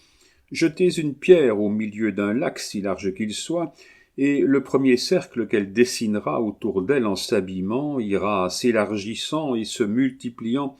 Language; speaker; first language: French; native; French